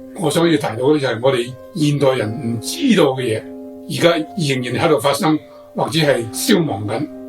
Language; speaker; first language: Cantonese; native; Cantonese